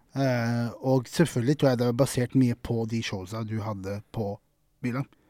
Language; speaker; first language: Norwegian; native; Norwegian